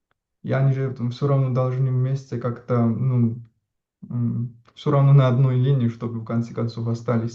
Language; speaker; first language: Russian; non-native, fluent; Georgian